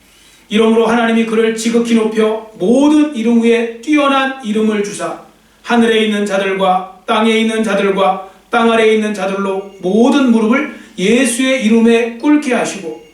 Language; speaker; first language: Korean; native; Korean